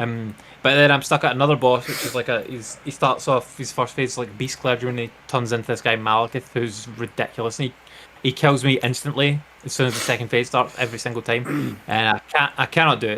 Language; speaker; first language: English; native; English